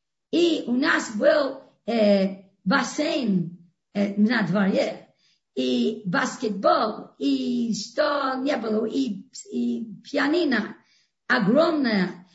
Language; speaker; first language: Russian; non-native, fluent; English